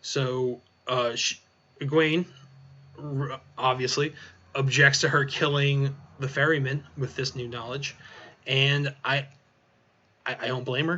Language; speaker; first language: English; native; English